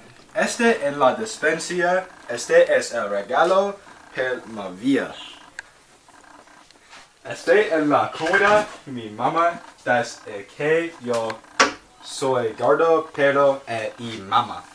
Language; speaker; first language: Spanish; non-native, learner; English